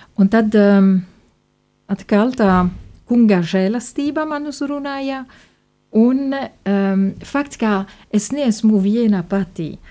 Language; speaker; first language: Latvian; non-native, fluent; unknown